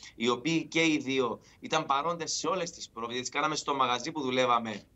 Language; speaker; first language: Greek; native; Greek